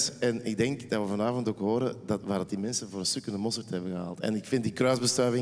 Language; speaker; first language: Dutch; native; Dutch